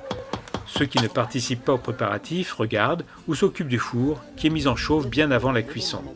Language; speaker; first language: French; native; French